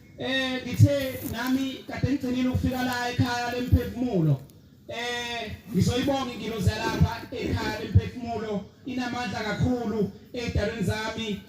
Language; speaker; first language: Zulu; native; Zulu